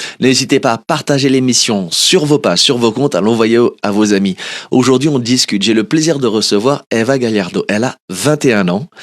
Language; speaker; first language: French; early bilingual, other home language; Portuguese